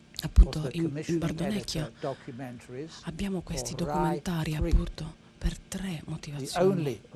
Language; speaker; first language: Italian; native; Italian